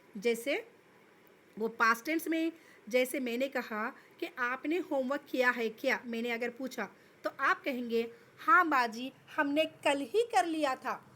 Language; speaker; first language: Urdu; native; Urdu